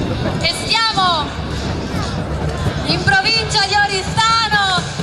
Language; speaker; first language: Italian; native; Italian